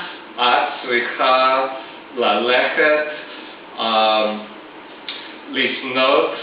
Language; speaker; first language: Hebrew; non-native, learner; English